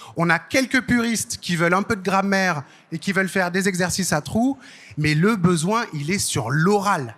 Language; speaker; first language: French; native; French